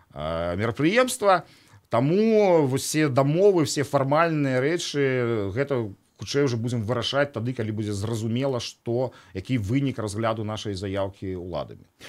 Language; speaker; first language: Belarusian; native; Belarusian